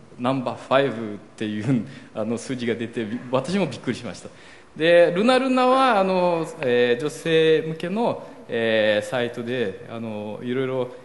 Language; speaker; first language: Japanese; early bilingual, heritage; Portuguese